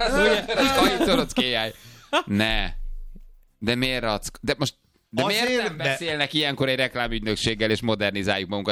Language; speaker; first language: Hungarian; native; Hungarian